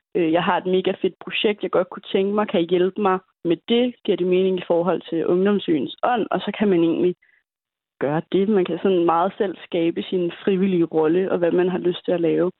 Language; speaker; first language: Danish; native; Danish